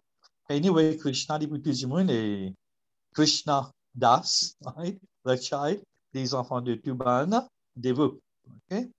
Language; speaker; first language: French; non-native, learner; Morisyen